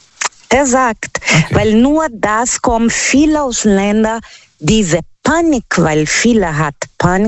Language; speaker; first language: German; non-native, learner; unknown